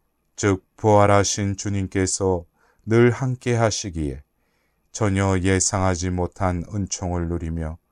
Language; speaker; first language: Korean; native; Korean